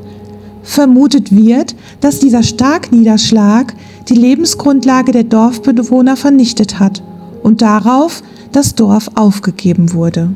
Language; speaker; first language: German; native; German